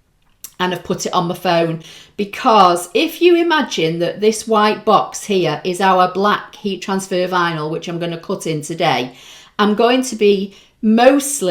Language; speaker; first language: English; native; English